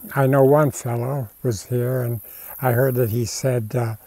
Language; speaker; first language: English; native; English